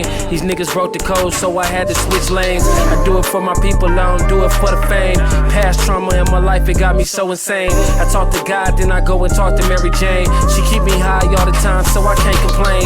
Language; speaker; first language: English; native; English